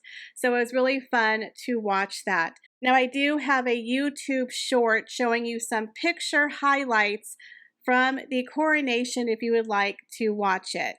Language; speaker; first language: English; native; English